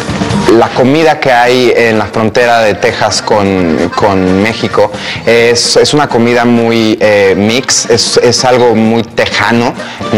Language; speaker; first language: Spanish; early bilingual, heritage; Spanish